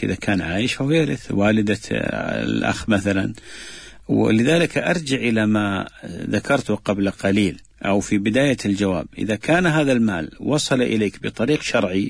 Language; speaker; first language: Arabic; native; Arabic